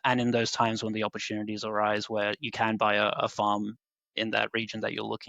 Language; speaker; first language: English; native; English